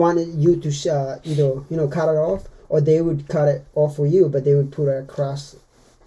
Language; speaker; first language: English; non-native, fluent; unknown